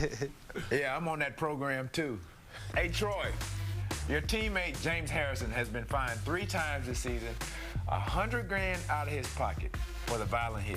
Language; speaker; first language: English; native; English